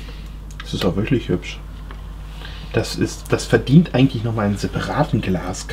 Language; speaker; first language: German; native; German